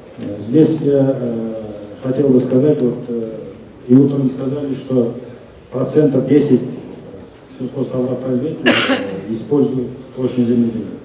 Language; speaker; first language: Russian; non-native, local second language; Kazakh